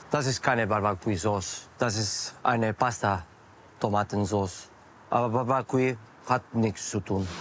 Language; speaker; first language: German; non-native, learner; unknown